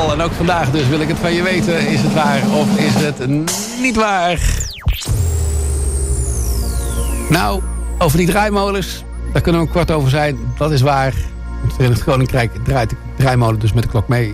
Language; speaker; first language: Dutch; native; Dutch